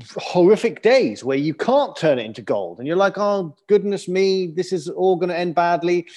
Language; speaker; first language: English; native; English